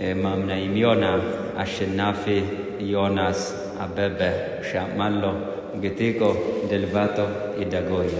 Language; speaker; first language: Polish; non-native, fluent; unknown